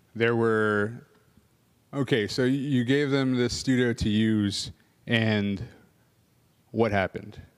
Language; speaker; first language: English; native; English